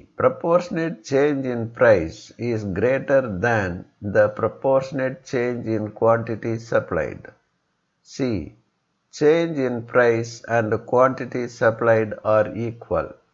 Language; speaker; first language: English; non-native, local second language; Tamil